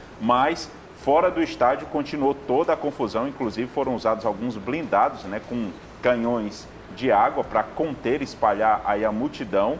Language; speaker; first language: Portuguese; native; Portuguese